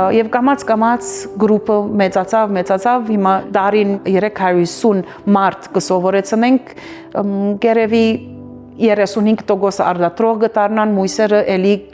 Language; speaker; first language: Armenian; early bilingual, heritage; Armenian